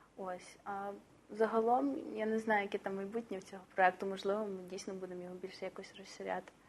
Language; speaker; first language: Ukrainian; native; Ukrainian